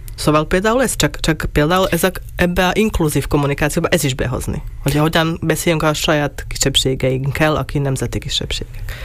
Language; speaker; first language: Hungarian; non-native, local second language; Slovak